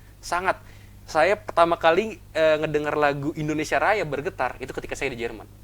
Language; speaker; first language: Indonesian; native; Indonesian